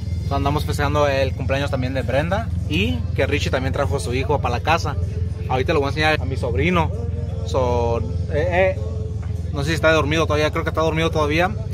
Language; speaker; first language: Spanish; early bilingual, heritage; Spanish